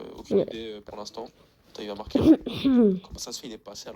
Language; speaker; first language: French; native; French